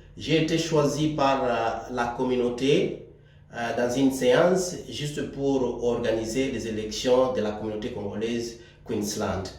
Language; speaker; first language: French; non-native, local second language; Swahili